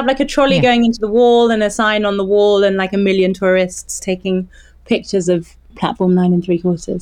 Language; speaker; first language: English; non-native, local second language; French